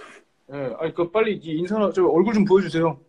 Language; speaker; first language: Korean; native; Korean